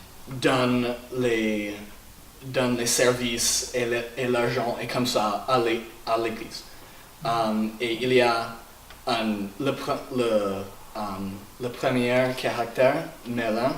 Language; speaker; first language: French; non-native, learner; English